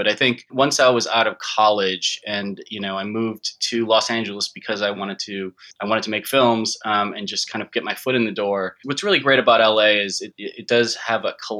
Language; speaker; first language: English; early bilingual, other home language; Japanese